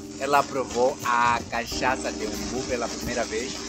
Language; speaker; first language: Portuguese; native; Portuguese